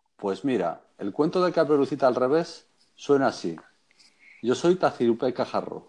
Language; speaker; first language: Spanish; native; Spanish